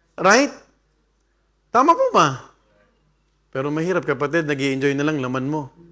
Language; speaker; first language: Filipino; native; Filipino